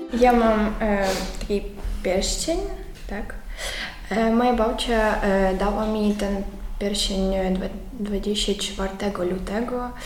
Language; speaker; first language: Polish; non-native, learner; Ukrainian